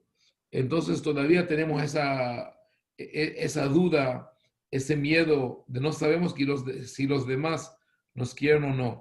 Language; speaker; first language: Spanish; non-native, fluent; Hebrew